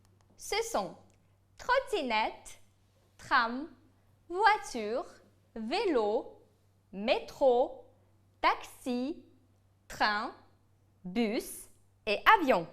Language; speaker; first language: French; non-native, fluent; Ukrainian